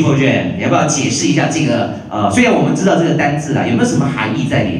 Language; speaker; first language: Chinese; native; Chinese